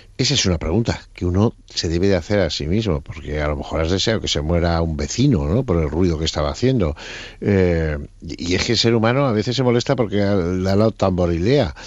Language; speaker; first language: Spanish; native; Spanish